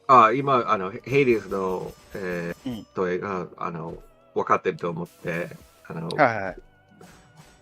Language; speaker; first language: Japanese; non-native, fluent; English